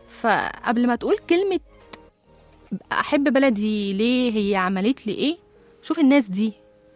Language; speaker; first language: Arabic; native; Arabic